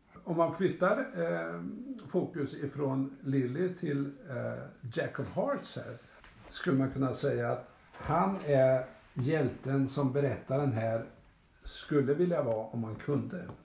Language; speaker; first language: Swedish; native; Swedish